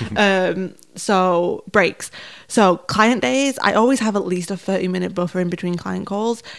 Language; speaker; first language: English; native; English